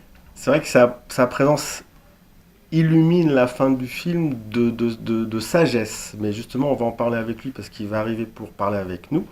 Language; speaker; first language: French; native; French